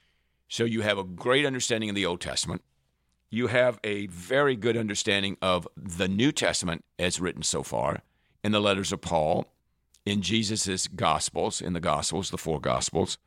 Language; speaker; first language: English; native; English